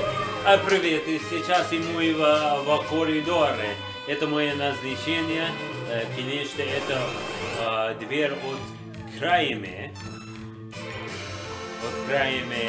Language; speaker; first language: Russian; non-native, learner; English